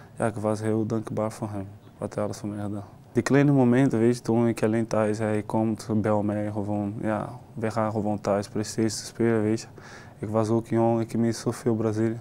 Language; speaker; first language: Dutch; non-native, learner; Portuguese